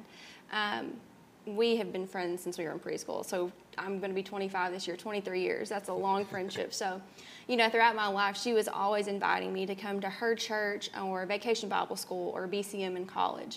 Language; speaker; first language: English; native; English